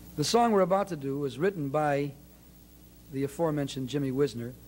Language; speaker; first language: English; native; English